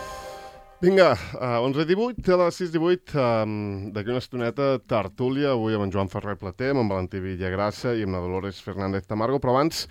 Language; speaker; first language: Catalan; native; Catalan